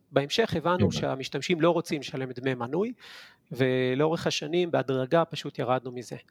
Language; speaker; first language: Hebrew; native; Hebrew